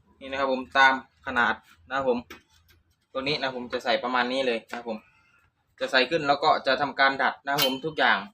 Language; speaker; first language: Thai; native; Thai